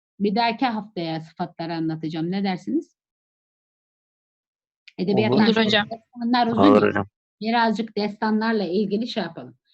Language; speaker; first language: Turkish; native; Turkish